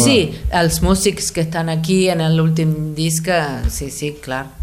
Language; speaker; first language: Catalan; non-native, fluent; Spanish